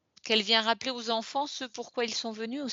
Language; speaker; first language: French; native; French